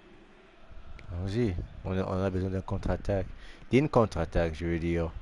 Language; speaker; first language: French; non-native, fluent; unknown